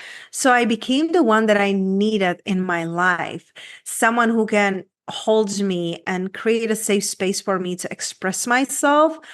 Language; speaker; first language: English; non-native, fluent; Czech